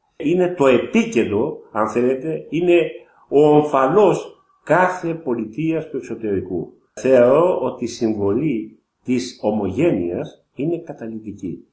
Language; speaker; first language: Greek; native; Greek